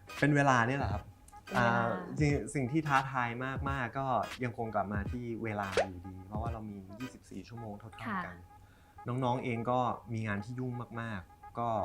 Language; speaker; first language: Thai; native; Thai